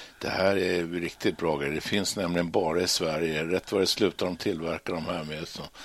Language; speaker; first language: Swedish; native; Swedish